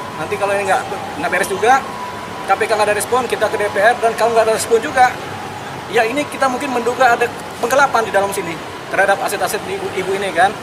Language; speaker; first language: Indonesian; native; Indonesian